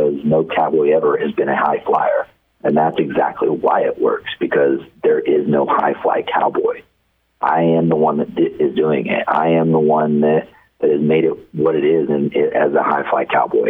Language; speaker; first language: English; native; English